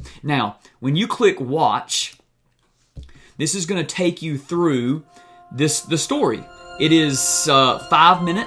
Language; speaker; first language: English; native; English